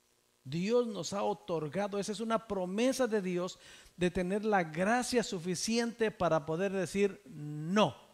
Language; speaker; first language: Spanish; native; Spanish